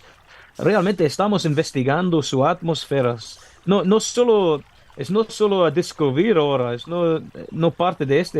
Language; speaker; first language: Spanish; non-native, learner; English